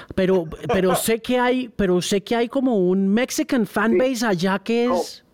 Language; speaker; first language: Spanish; native; Spanish